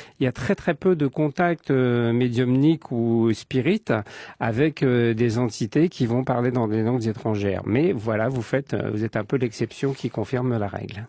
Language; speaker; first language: French; native; French